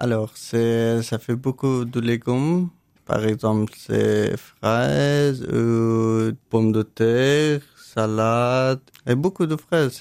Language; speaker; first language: French; non-native, learner; Persian